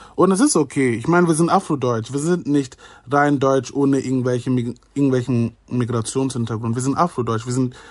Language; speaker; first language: German; native; German